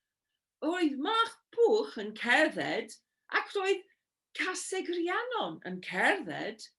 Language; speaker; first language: Welsh; non-native, fluent; English